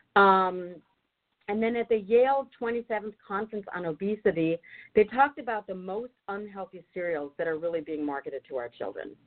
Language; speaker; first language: English; non-native, fluent; German